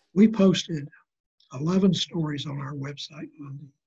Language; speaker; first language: English; native; English